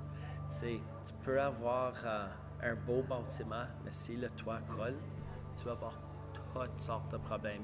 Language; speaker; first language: French; native; French